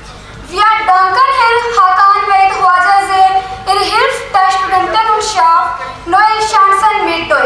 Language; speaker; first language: German; non-native, learner; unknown